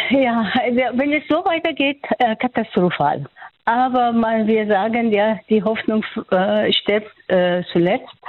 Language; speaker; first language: German; non-native, fluent; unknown